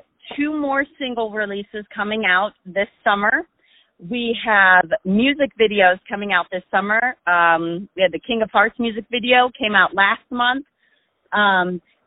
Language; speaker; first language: English; native; English